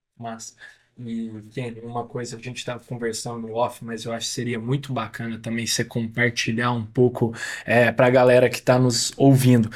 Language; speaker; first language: Portuguese; native; Portuguese